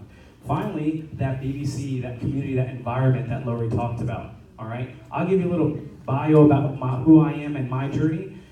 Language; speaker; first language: English; native; English